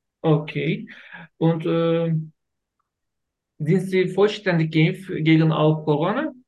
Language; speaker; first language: German; non-native, learner; Turkish